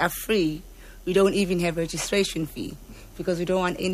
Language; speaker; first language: English; non-native, local second language; Xhosa